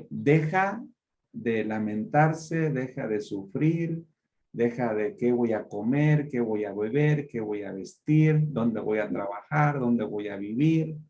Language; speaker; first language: Spanish; native; Spanish